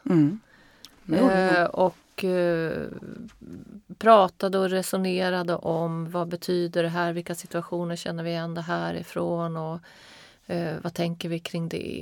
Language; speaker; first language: Swedish; native; Swedish